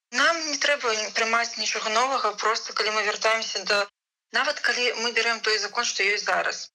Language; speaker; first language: Belarusian; non-native, local second language; Russian